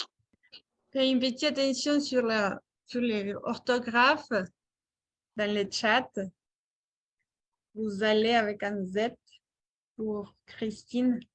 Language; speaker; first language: French; non-native, fluent; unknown